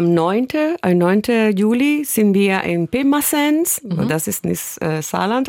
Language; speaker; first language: German; non-native, fluent; Spanish